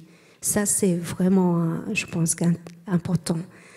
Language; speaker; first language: French; non-native, learner; Chinese